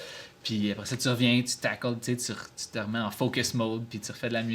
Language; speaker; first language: French; native; French